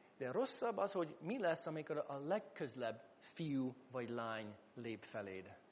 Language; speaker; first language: Hungarian; non-native, fluent; English